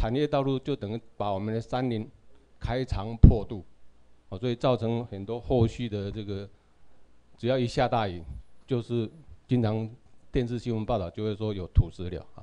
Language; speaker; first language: Chinese; non-native, local second language; Min Nan Chinese